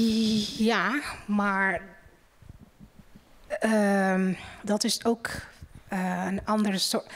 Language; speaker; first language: Dutch; non-native, fluent; Indonesian